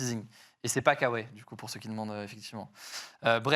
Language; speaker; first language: French; native; French